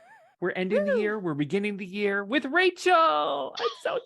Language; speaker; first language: English; native; English